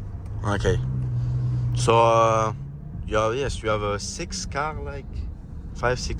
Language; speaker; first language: English; non-native, learner; French